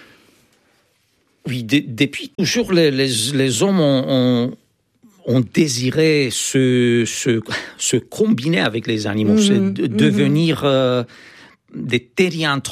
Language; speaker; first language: French; non-native, fluent; Romanian